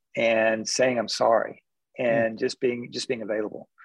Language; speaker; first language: English; native; English